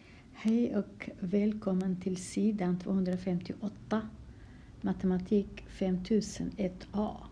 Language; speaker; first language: Swedish; non-native, fluent; Kurdish